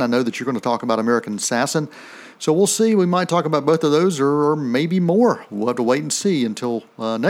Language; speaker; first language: English; native; English